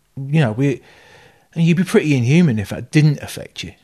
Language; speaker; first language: English; native; English